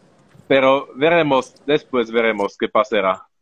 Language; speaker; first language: Spanish; non-native, learner; Slovak